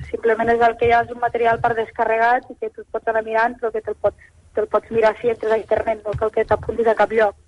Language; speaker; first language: Catalan; native; Catalan